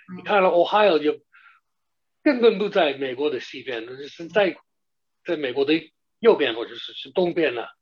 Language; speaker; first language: Chinese; non-native, fluent; English